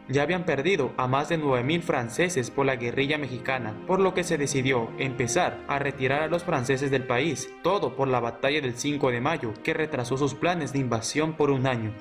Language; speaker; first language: Spanish; native; Spanish